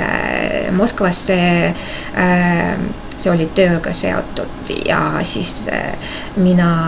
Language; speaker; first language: Estonian; non-native, local second language; Russian